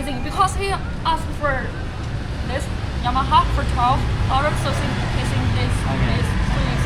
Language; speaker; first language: English; non-native, learner; Chinese